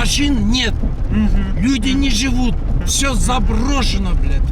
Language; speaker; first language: Russian; non-native, local second language; Kazakh